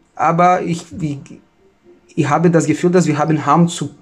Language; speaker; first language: German; non-native, fluent; Portuguese